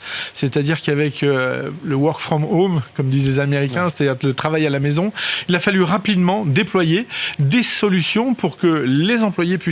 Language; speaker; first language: French; native; French